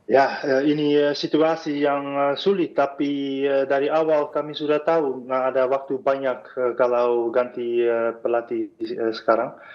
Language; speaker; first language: Indonesian; non-native, fluent; Dutch